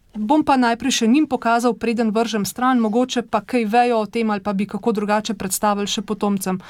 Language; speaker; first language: Slovenian; native; Slovenian